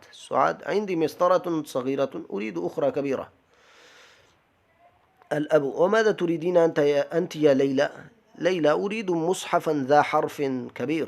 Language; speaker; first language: Arabic; non-native, fluent; Urdu